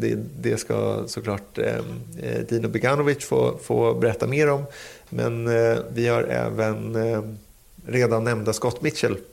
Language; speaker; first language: Swedish; native; Swedish